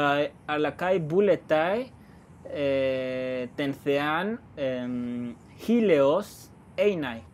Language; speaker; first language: Greek; non-native, fluent; Spanish